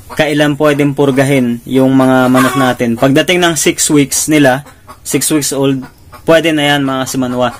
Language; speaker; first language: Filipino; non-native, local second language; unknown